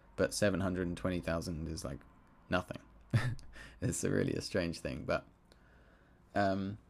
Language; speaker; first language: English; native; English